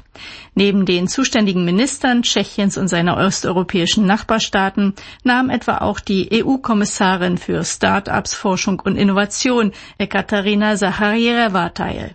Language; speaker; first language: German; native; German